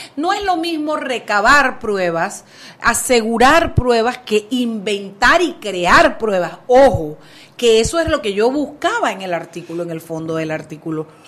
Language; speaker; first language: Spanish; native; Spanish